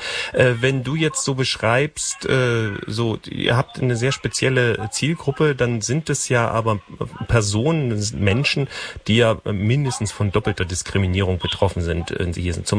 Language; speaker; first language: German; native; German